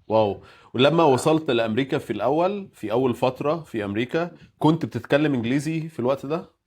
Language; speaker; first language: Arabic; native; Arabic